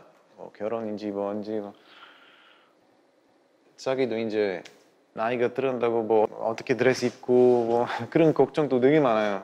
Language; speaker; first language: Korean; non-native, learner; Bulgarian